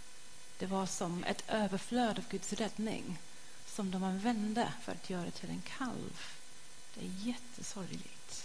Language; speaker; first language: Swedish; non-native, fluent; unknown